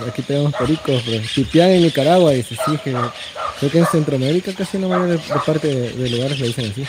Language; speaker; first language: Spanish; native; Spanish